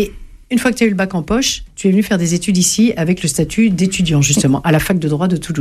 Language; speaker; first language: French; native; French